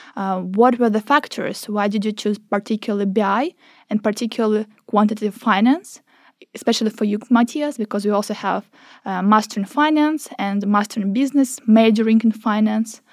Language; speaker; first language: English; non-native, fluent; Ukrainian